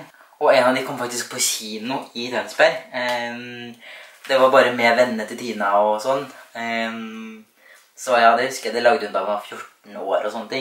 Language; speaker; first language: Norwegian; native; Norwegian